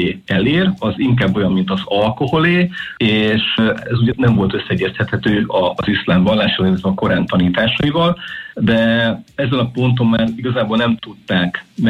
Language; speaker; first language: Hungarian; non-native, fluent; Spanish